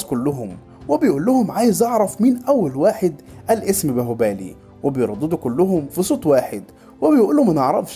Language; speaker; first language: Arabic; native; Arabic